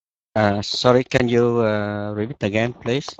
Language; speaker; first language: English; non-native, learner; Vietnamese